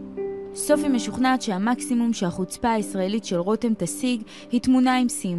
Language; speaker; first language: Hebrew; native; Hebrew